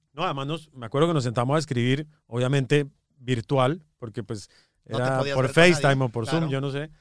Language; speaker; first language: Spanish; native; Spanish